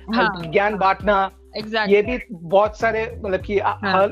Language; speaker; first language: Hindi; non-native, local second language; Bangla